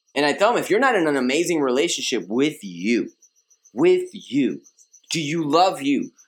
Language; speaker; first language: English; early bilingual, other home language; Spanish